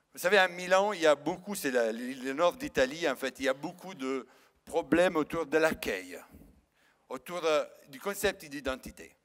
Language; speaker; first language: French; non-native, fluent; Italian